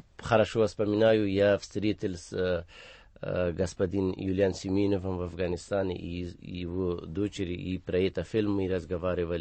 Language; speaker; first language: Russian; non-native, learner; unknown